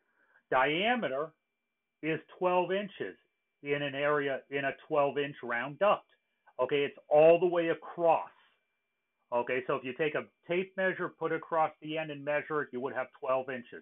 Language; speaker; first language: English; native; English